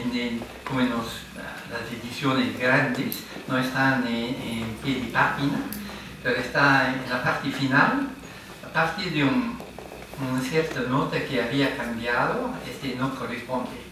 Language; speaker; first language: Spanish; non-native, fluent; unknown